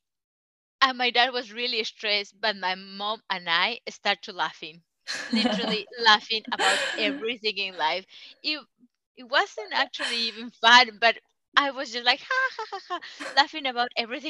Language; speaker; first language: English; non-native, learner; Spanish